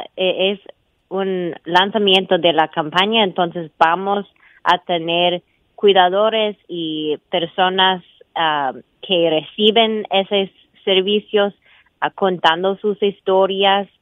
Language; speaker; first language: Spanish; non-native, fluent; English